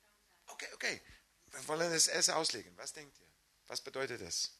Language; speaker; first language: German; non-native, fluent; English